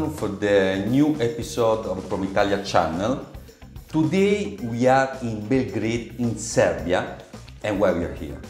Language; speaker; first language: English; non-native, learner; Italian